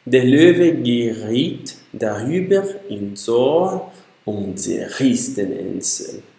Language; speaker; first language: German; non-native, learner; Portuguese